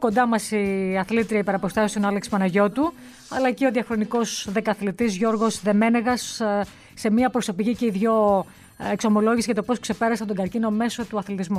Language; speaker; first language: Greek; native; Greek